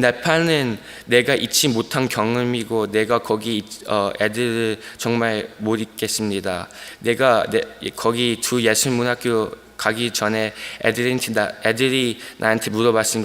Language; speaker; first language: Korean; early bilingual, heritage; Korean